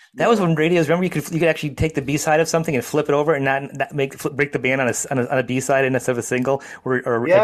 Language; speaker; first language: English; native; English